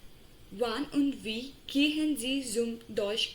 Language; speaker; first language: German; non-native, fluent; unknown